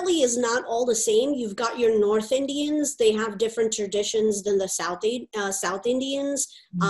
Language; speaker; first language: English; native; English